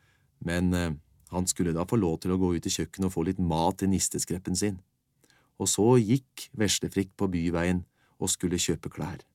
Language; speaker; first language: Norwegian; native; Norwegian